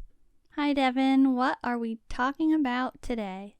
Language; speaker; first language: English; native; English